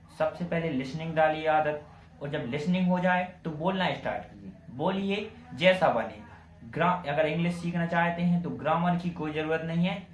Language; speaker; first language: Hindi; native; Hindi